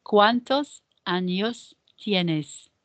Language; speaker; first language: Spanish; non-native, fluent; English